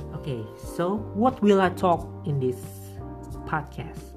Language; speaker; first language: English; non-native, fluent; Indonesian